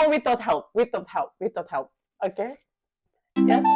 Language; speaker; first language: English; non-native, learner; Indonesian